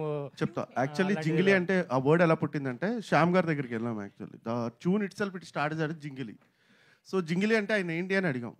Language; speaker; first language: Telugu; native; Telugu